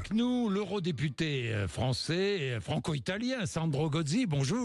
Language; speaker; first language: French; native; French